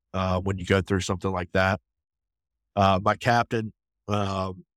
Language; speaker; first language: English; native; English